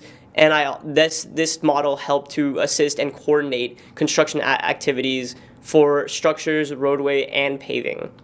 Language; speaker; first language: English; native; English